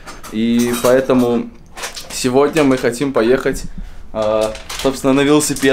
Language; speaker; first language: Russian; native; Russian